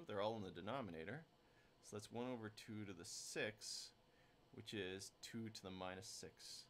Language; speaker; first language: English; native; English